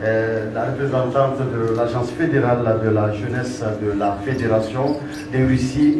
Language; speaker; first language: French; native; French